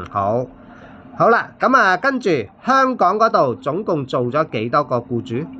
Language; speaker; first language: Cantonese; native; Cantonese